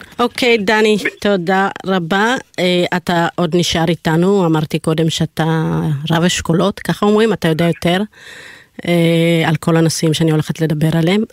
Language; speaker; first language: Hebrew; early bilingual, other home language; Amharic